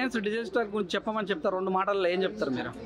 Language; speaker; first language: Telugu; native; Telugu